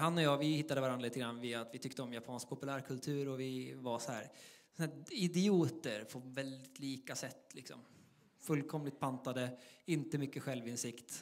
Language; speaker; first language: Swedish; native; Swedish